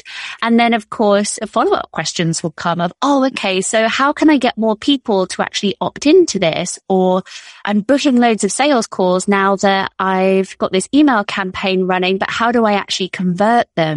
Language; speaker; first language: English; native; English